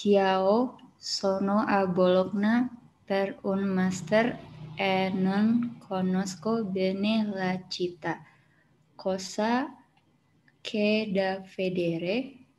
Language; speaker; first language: Italian; non-native, learner; Indonesian